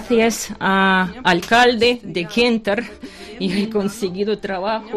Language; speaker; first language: Spanish; non-native, fluent; Ukrainian